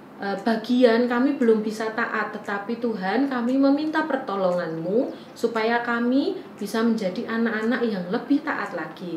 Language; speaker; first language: Indonesian; native; Indonesian